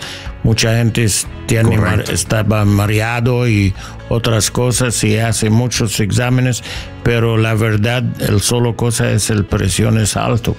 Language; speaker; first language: Spanish; non-native, learner; English